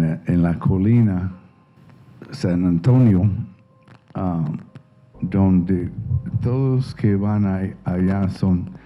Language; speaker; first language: Spanish; non-native, fluent; English